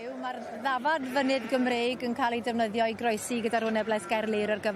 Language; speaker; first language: Welsh; native; Welsh